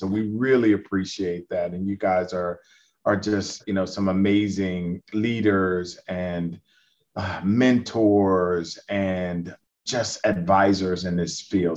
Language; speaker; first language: English; native; English